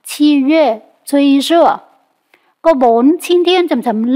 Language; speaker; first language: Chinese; non-native, fluent; Vietnamese